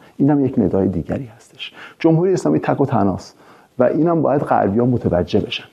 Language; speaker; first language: Persian; early bilingual, heritage; Persian